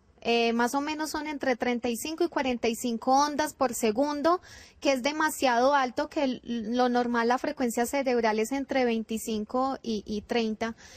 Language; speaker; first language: Spanish; native; Spanish